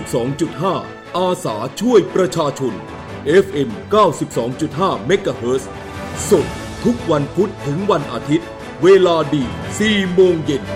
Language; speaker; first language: Thai; native; Thai